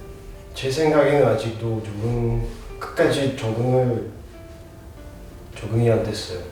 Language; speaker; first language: Korean; non-native, learner; Russian